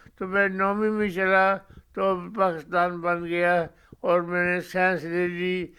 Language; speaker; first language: Urdu; non-native, local second language; Northern Hindko